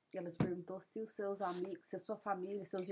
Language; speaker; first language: Portuguese; native; Portuguese